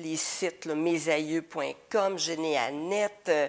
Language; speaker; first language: French; native; French